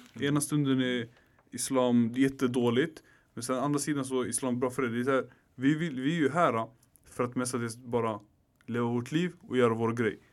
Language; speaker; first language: Swedish; early bilingual, other home language; Arabic